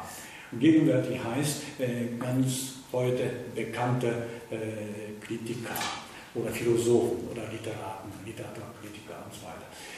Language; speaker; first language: German; non-native, fluent; Japanese